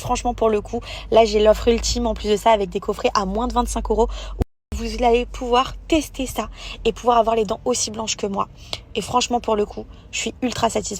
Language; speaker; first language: French; native; French